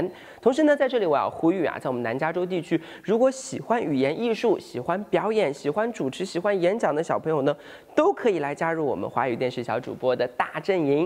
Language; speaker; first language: Chinese; native; Chinese